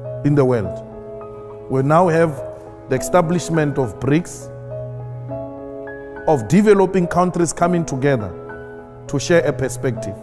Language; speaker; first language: English; non-native, local second language; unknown